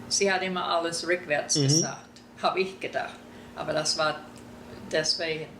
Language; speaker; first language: German; early bilingual, heritage; German